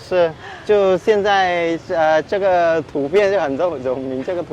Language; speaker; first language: Chinese; non-native, fluent; Vietnamese